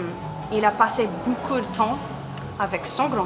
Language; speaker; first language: French; non-native, local second language; English